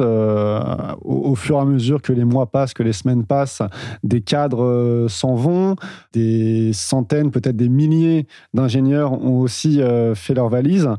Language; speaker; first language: French; native; French